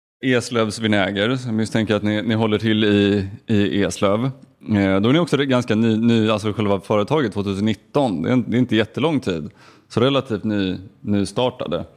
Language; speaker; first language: Swedish; native; Swedish